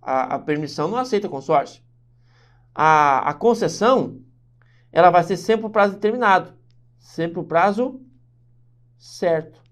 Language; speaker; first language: Portuguese; native; Portuguese